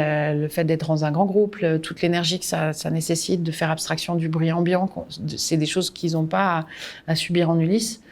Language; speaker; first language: French; native; French